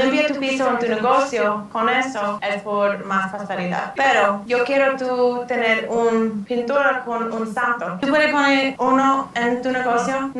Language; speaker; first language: Spanish; non-native, learner; English